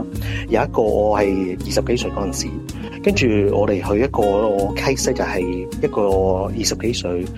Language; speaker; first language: Cantonese; early bilingual, heritage; Cantonese